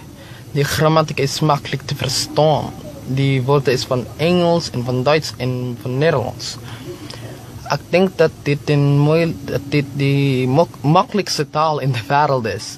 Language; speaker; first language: Dutch; non-native, learner; Filipino